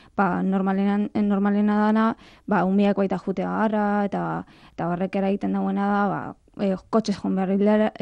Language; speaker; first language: Basque; non-native, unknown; Arabic